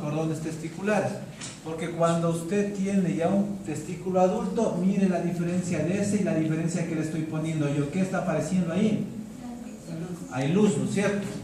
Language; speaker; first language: Spanish; native; Spanish